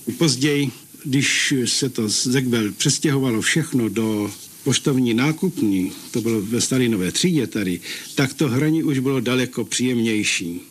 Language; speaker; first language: Czech; native; Czech